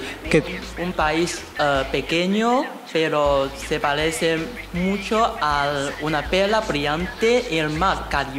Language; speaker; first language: Spanish; non-native, fluent; Chinese